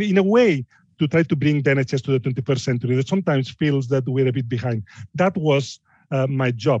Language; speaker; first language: English; non-native, fluent; Spanish